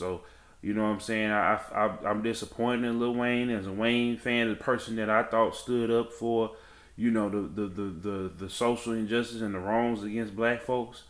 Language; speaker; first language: English; native; English